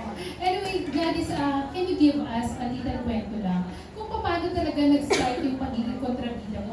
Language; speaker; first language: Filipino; native; Filipino